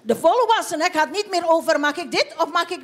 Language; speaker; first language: Dutch; non-native, fluent; Indonesian